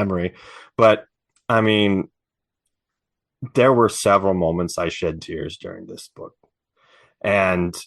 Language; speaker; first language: English; native; English